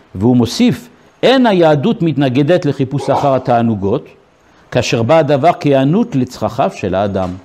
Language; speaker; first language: Hebrew; non-native, fluent; French